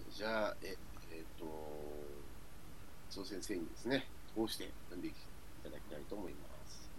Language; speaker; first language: Japanese; native; Japanese